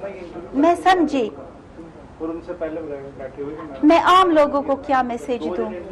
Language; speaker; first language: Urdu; non-native, fluent; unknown